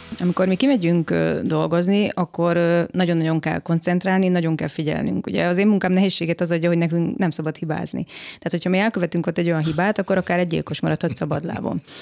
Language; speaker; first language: Hungarian; native; Hungarian